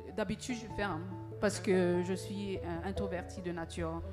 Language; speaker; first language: French; early bilingual, other home language; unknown